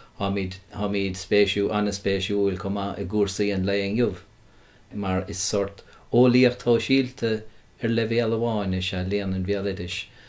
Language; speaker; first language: Irish; native; Irish